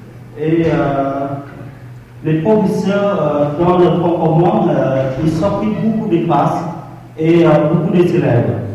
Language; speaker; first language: French; non-native, fluent; Khmer